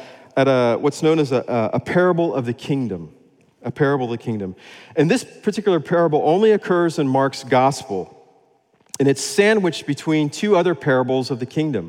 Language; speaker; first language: English; native; English